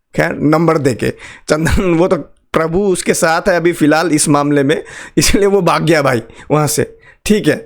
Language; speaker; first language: Hindi; non-native, local second language; Nepali